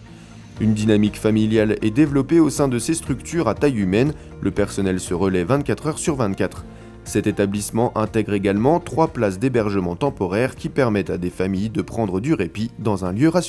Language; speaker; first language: French; native; French